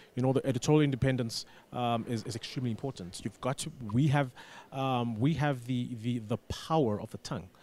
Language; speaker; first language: English; non-native, local second language; Xhosa